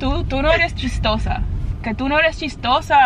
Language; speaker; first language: Spanish; early bilingual, heritage; Spanish